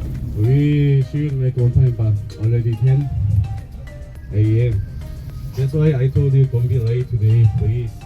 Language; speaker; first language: English; non-native, learner; Korean